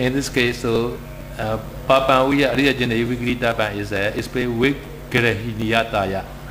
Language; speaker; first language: English; non-native, learner; Burmese